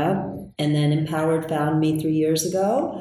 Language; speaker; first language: English; early bilingual, other home language; Korean